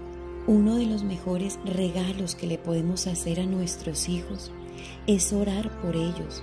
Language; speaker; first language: Spanish; native; Spanish